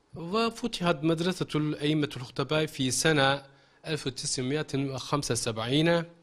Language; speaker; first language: Arabic; non-native, fluent; Turkish